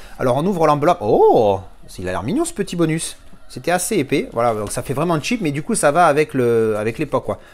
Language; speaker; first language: French; native; French